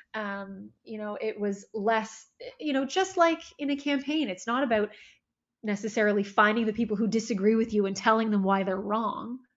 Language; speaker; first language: English; native; English